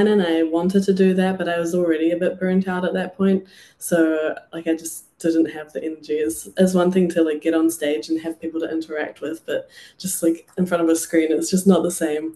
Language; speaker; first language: English; native; English